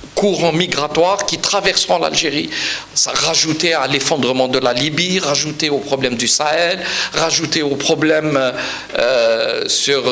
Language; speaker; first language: French; non-native, local second language; Arabic